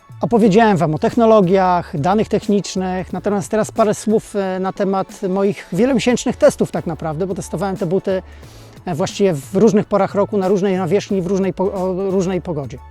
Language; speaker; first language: Polish; native; Polish